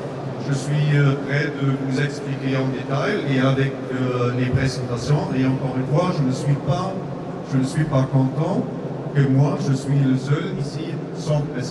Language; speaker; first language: French; non-native, learner; German